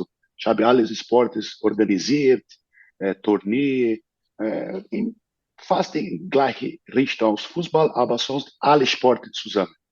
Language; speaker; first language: German; non-native, fluent; Portuguese